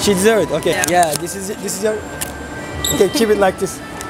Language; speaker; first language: English; non-native, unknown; Turkish